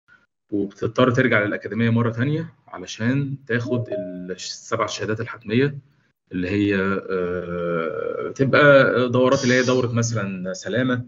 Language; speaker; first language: Arabic; native; Arabic